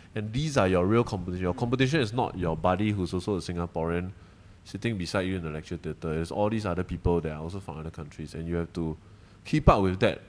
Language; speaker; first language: English; native; English